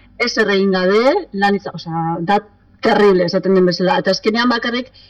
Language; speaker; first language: Basque; non-native, local second language; Spanish